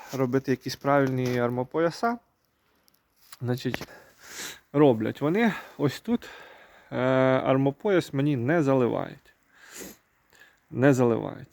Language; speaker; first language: Ukrainian; non-native, local second language; Russian